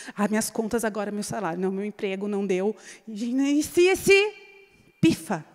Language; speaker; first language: Portuguese; native; Portuguese